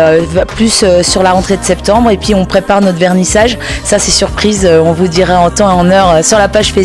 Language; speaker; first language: French; native; French